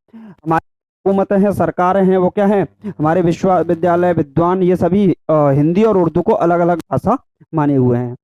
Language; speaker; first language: Hindi; native; Hindi